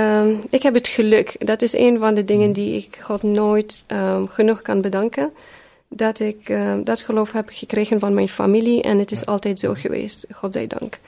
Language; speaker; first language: Dutch; early bilingual, other home language; Arabic